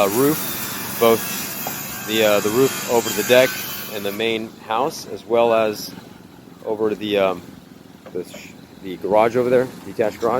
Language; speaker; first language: English; native; English